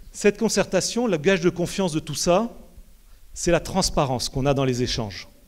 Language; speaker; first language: French; native; French